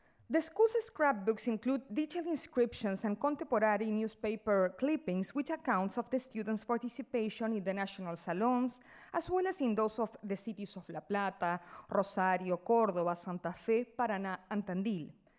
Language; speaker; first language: English; non-native, fluent; Spanish